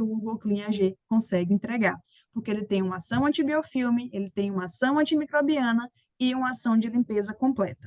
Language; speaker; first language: Portuguese; native; Portuguese